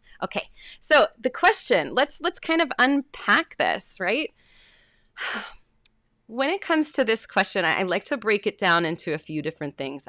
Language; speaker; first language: English; native; English